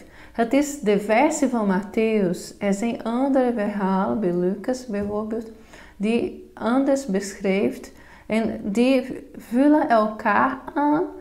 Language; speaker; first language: Dutch; non-native, fluent; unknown